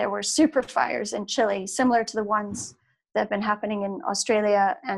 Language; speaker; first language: English; native; English